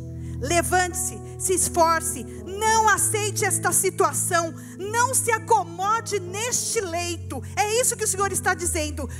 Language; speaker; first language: Portuguese; native; Portuguese